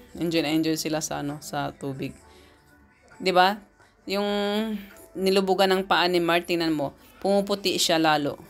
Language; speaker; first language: Filipino; native; Filipino